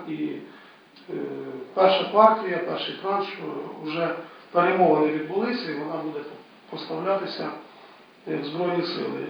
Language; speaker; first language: Ukrainian; non-native, local second language; Russian